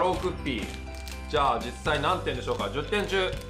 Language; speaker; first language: Japanese; native; Japanese